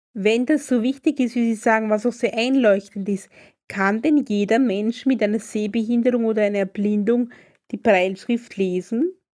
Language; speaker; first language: German; native; German